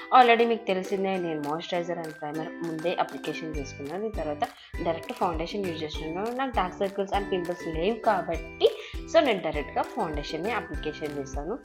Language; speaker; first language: Telugu; non-native, local second language; Marathi